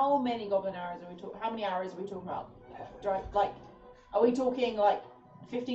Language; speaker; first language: English; native; English